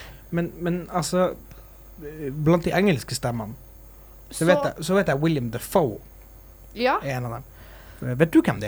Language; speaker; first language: Norwegian; native; Norwegian